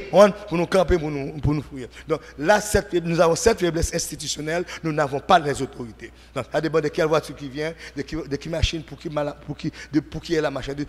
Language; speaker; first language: French; non-native, local second language; Haitian Creole